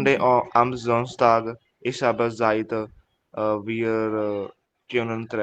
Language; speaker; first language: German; non-native, learner; Hindi